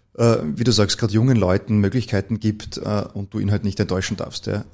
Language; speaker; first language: German; native; German